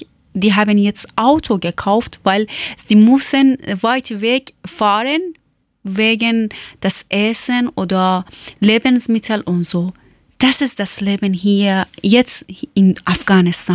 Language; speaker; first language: German; non-native, learner; Persian